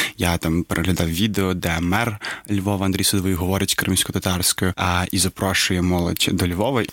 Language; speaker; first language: Ukrainian; non-native, local second language; Crimean Tatar